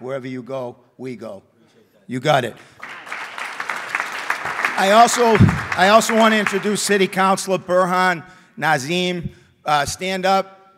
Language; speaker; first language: English; native; English